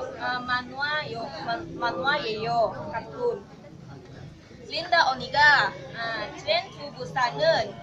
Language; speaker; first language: Korean; non-native, learner; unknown